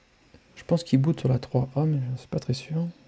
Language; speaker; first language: French; native; French